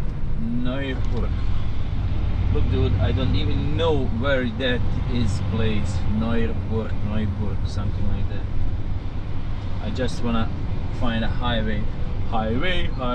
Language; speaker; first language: English; non-native, learner; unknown